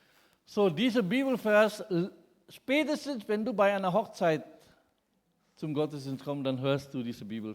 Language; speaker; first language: German; non-native, fluent; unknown